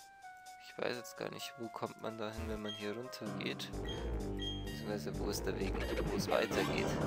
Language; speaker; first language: German; native; German